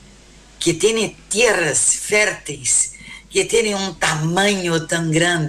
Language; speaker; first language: Spanish; non-native, learner; Portuguese